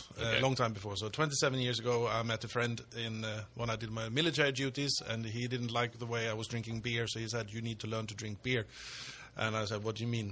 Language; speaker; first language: English; non-native, fluent; Swedish